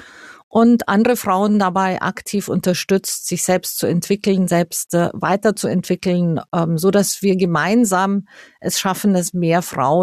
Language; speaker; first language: German; native; German